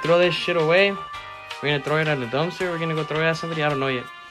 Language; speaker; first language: English; early bilingual, other home language; Spanish